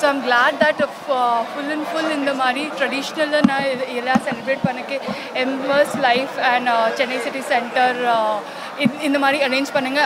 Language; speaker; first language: Tamil; non-native, learner; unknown